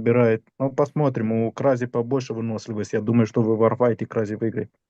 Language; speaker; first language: Russian; non-native, fluent; Romanian